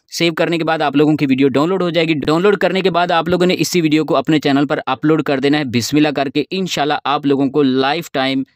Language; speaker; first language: Urdu; non-native, local second language; Sindhi